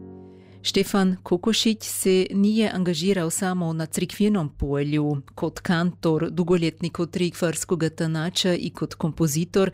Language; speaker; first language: Serbian; native; Serbian